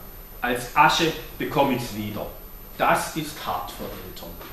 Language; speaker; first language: German; native; German